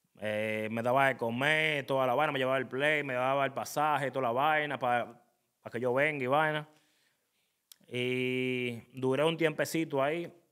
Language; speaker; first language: Spanish; native; Spanish